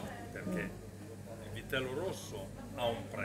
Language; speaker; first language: Italian; native; Italian